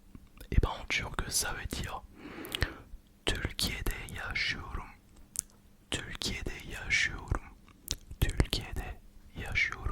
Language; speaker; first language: Turkish; early bilingual, heritage; Turkish